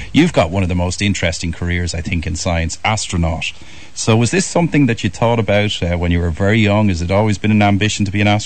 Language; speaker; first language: English; native; English